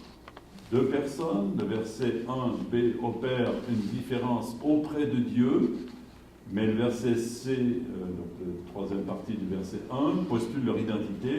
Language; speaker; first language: French; native; French